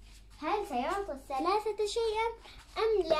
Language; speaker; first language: Arabic; native; Arabic